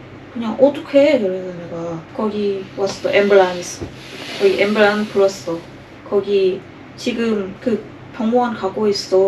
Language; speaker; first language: Korean; non-native, learner; Thai